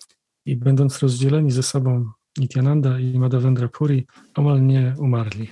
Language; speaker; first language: Polish; native; Polish